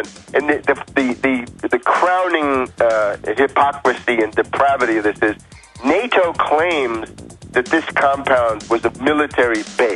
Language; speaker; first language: English; native; English